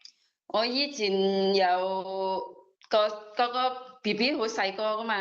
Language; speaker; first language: Cantonese; non-native, learner; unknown